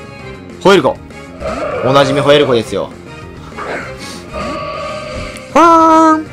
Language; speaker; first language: Japanese; native; Japanese